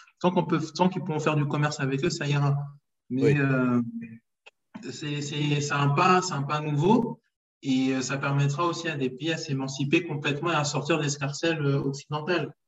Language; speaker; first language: French; early bilingual, other home language; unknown